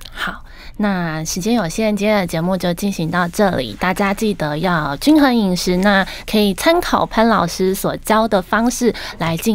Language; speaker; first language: Chinese; native; Chinese